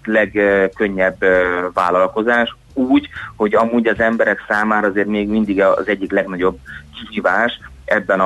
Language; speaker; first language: Hungarian; native; Hungarian